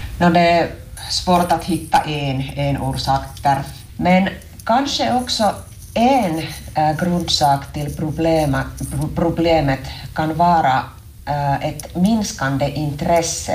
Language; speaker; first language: Swedish; non-native, local second language; Finnish